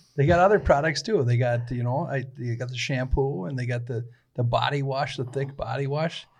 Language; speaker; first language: English; native; English